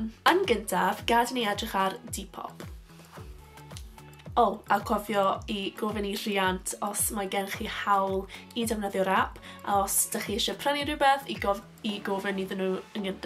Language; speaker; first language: Welsh; non-native, local second language; English